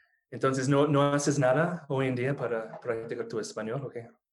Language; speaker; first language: Spanish; non-native, fluent; English